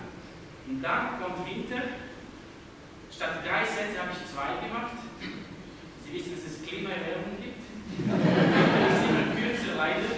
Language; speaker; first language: German; non-native, fluent; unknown